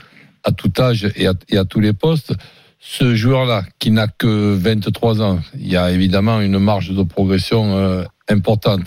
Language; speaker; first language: French; native; French